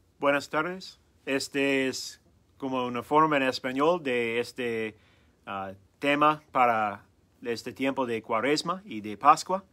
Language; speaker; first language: Spanish; non-native, fluent; English